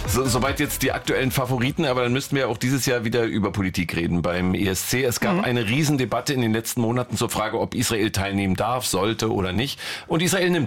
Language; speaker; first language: German; native; German